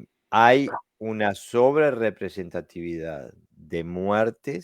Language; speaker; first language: Spanish; native; Spanish